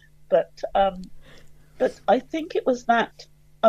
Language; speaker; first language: English; native; English